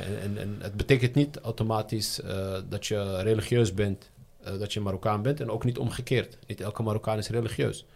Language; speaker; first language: Dutch; early bilingual, other home language; Riffian